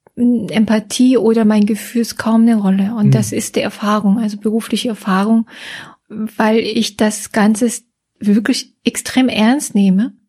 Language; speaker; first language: German; non-native, fluent; Korean